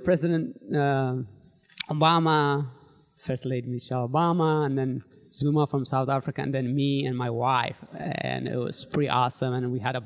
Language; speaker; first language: English; early bilingual, other home language; Tigrinya